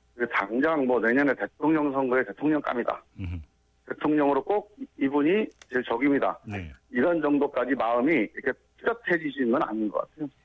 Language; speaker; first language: Korean; native; Korean